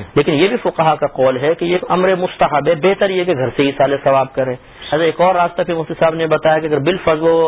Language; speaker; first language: Urdu; native; Urdu